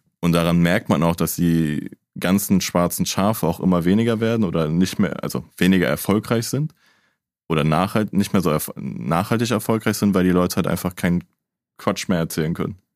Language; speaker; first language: German; native; German